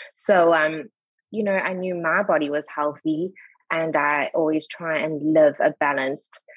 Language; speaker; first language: English; native; English